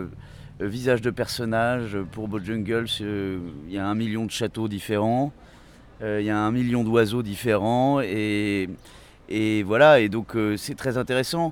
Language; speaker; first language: French; native; French